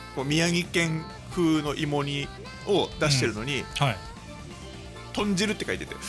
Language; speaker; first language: Japanese; native; Japanese